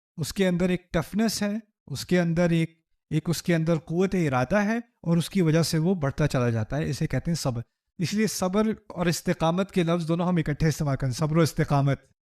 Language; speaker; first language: Urdu; early bilingual, heritage; Urdu